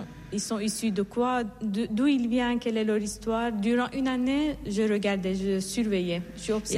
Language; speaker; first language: French; non-native, fluent; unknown